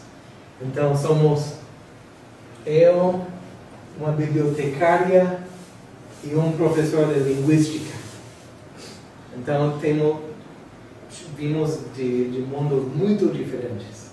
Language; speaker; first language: Portuguese; non-native, fluent; English